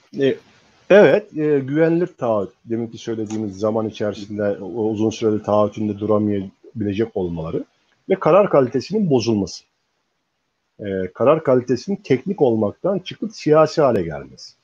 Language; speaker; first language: Turkish; native; Turkish